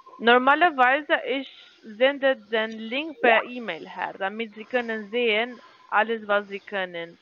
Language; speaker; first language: German; non-native, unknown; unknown